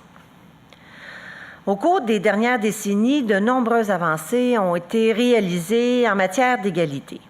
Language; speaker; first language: French; native; French